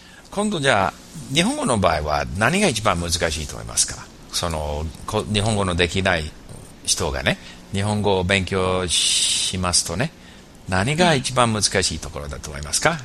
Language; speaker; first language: Japanese; non-native, fluent; English